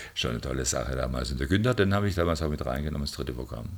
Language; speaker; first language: German; native; German